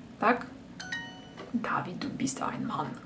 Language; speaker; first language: German; non-native, learner; Ukrainian